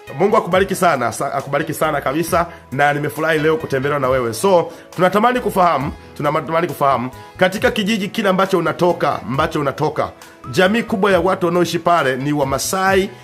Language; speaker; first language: Swahili; native; Swahili